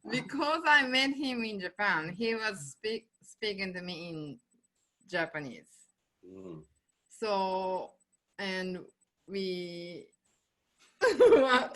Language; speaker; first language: English; non-native, fluent; Japanese